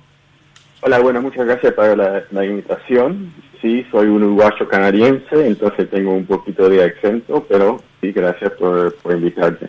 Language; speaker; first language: Spanish; early bilingual, heritage; Spanish